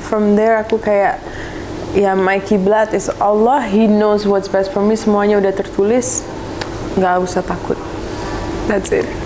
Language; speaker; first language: English; early bilingual, other home language; Indonesian